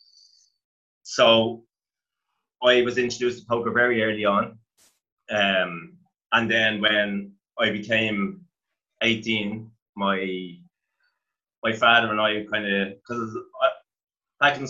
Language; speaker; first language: English; native; English